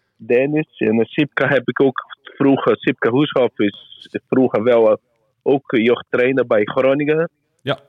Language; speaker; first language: Dutch; non-native, learner; Portuguese